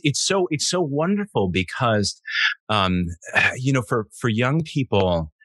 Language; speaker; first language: English; native; English